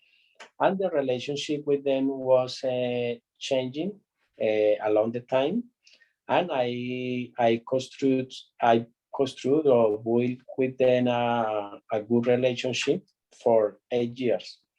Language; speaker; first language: English; non-native, learner; Spanish